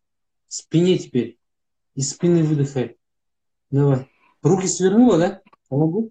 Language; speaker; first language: Russian; native; Russian